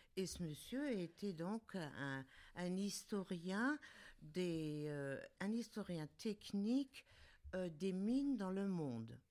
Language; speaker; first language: French; native; French